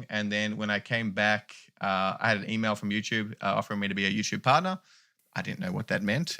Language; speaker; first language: English; native; English